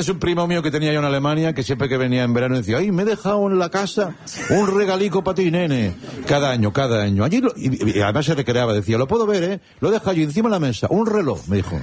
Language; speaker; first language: Spanish; native; Spanish